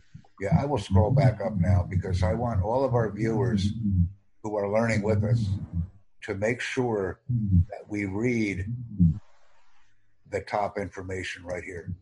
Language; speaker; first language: English; non-native, fluent; Romanian